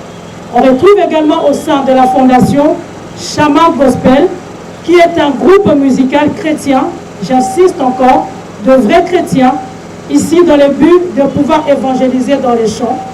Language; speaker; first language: French; non-native, local second language; Lingala